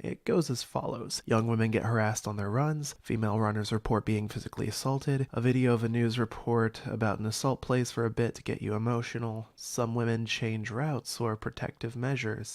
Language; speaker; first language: English; native; English